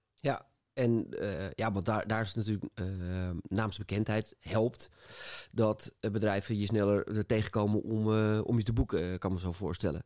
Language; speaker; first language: Dutch; native; Dutch